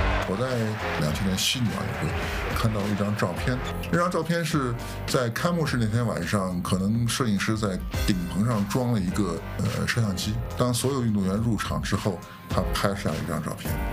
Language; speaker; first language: Chinese; native; Chinese